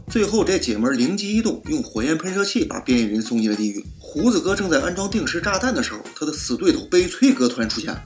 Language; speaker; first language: Chinese; native; Chinese